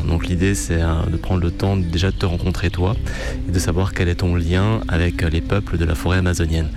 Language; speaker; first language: French; native; French